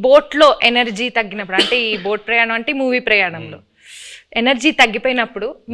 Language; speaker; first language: Telugu; native; Telugu